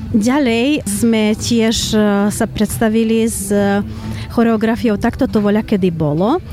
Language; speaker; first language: Slovak; early bilingual, heritage; Slovak